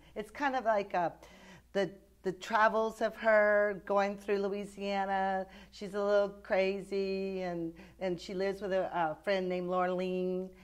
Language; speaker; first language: English; native; English